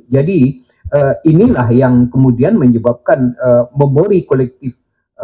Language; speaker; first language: Indonesian; native; Indonesian